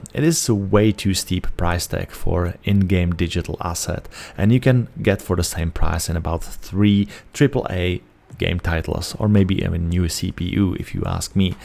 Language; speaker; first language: English; non-native, fluent; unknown